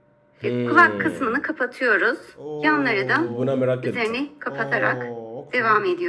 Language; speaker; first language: Turkish; native; Turkish